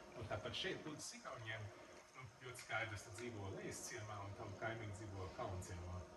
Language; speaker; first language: Latvian; early bilingual, heritage; English